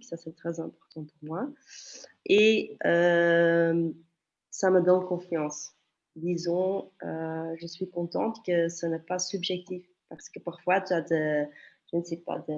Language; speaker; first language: French; non-native, local second language; Dutch